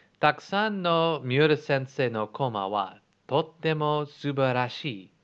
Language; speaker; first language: Japanese; non-native, learner; English